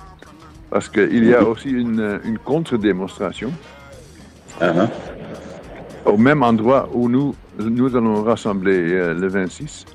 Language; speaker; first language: French; non-native, fluent; Dutch